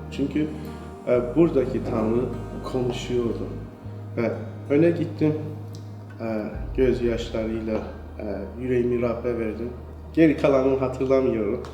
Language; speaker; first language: Turkish; non-native, fluent; Persian